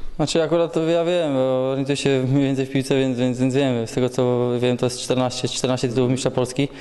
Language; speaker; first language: Polish; native; Polish